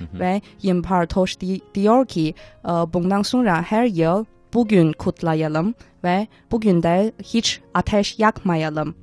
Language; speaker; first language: Turkish; non-native, fluent; Chinese